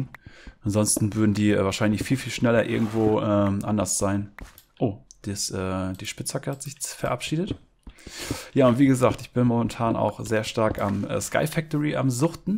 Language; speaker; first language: German; native; German